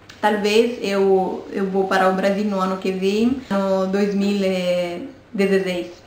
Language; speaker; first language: Portuguese; non-native, fluent; Romanian